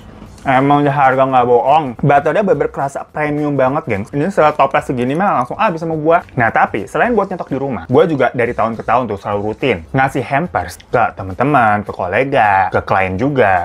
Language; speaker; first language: Indonesian; native; Indonesian